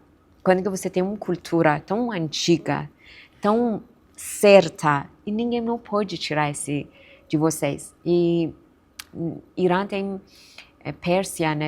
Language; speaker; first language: Portuguese; non-native, fluent; Persian